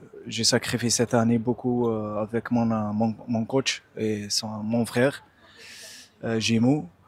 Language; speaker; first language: French; non-native, local second language; Arabic